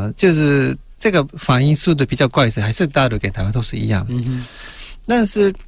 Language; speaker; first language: Chinese; non-native, fluent; Japanese